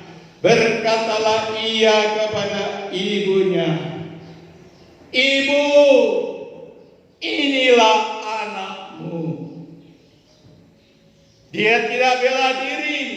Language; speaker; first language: Malay; native; Malay